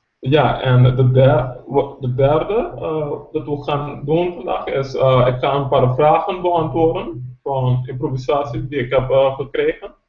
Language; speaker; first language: Dutch; non-native, local second language; Papiamento